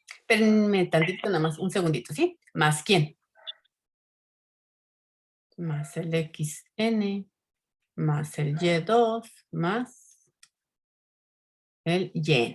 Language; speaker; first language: Spanish; native; Spanish